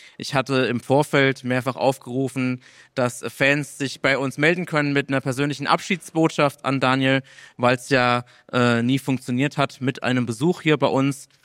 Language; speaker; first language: German; native; German